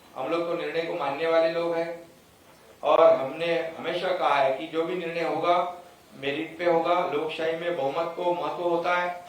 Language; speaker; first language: Hindi; non-native, local second language; Marathi